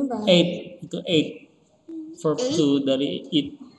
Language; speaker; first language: English; non-native, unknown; Indonesian